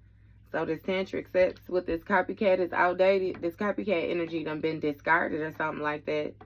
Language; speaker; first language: English; native; English